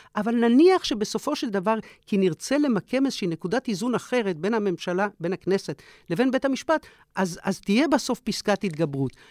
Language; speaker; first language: Hebrew; early bilingual, other home language; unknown